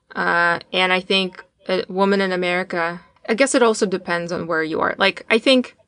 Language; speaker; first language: English; non-native, fluent; Russian